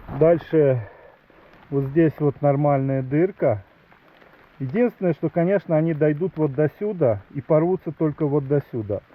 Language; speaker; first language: Russian; non-native, local second language; Ukrainian